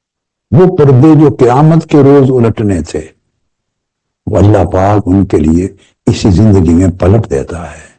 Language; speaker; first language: Urdu; native; Urdu